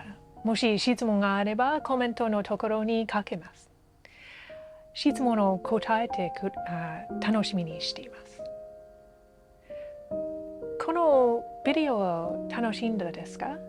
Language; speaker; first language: Japanese; non-native, learner; English